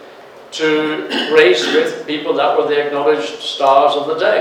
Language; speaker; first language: English; native; English